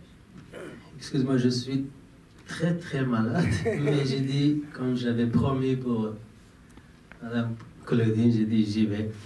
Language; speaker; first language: French; non-native, fluent; Persian